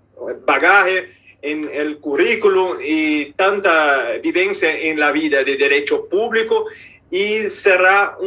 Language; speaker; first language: Spanish; non-native, fluent; Portuguese